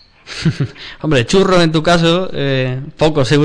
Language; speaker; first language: Spanish; native; Spanish